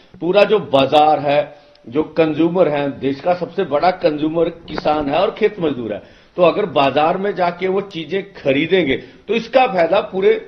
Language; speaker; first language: Hindi; non-native, local second language; Punjabi